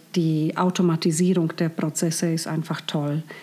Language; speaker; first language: German; non-native, fluent; Slovak